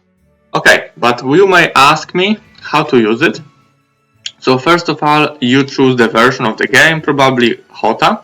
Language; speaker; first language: English; non-native, fluent; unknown